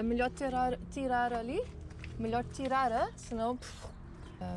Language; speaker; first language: Portuguese; non-native, learner; Dutch